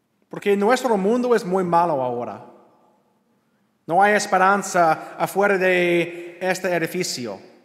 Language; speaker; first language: Spanish; non-native, learner; English